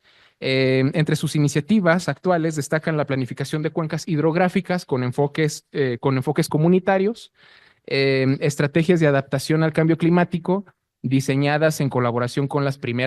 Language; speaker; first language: Spanish; native; Spanish